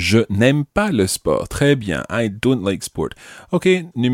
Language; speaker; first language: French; non-native, fluent; English